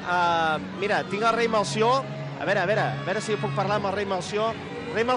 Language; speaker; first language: Catalan; native; Catalan